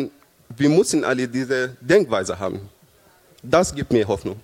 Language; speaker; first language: German; non-native, fluent; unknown